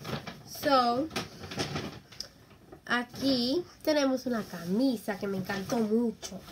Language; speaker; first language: Spanish; early bilingual, heritage; Spanish